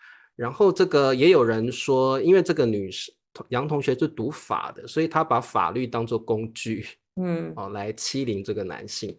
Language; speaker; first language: Chinese; native; Chinese